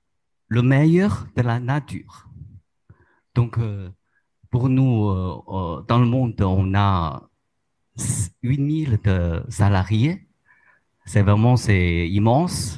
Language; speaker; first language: French; non-native, learner; Chinese